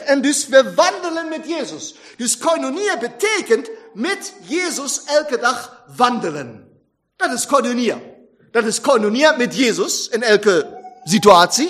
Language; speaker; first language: Dutch; non-native, fluent; German